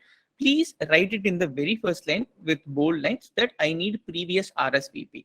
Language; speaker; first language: English; non-native, local second language; Tamil